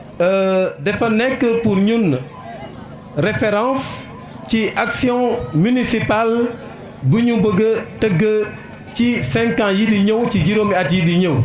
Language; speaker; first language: Wolof; non-native, local second language; Serer